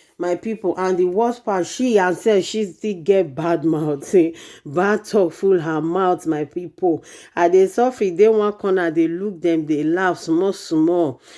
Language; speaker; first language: Nigerian Pidgin; native; Nigerian Pidgin